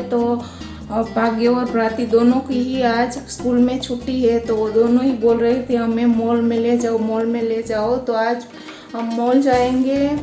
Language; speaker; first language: Hindi; non-native, local second language; Gujarati